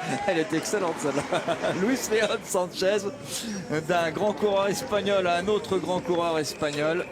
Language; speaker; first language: French; native; French